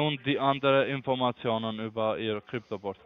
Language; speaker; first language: German; non-native, learner; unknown